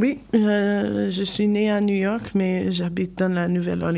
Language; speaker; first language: French; non-native, learner; English